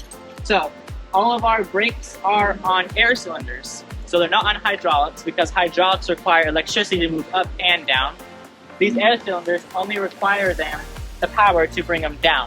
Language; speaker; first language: English; native; English